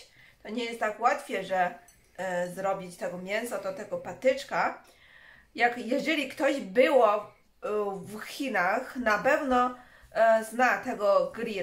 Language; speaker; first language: Polish; non-native, learner; Chinese